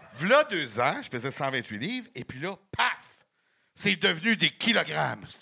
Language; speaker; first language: French; native; French